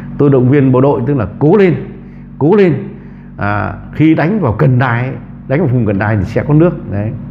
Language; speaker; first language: Vietnamese; native; Vietnamese